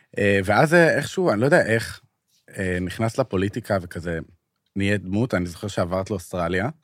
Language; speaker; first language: Hebrew; native; Hebrew